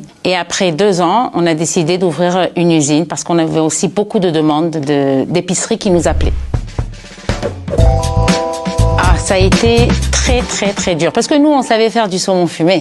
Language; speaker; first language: French; native; French